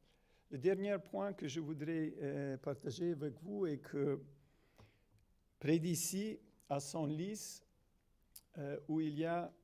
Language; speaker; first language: French; non-native, fluent; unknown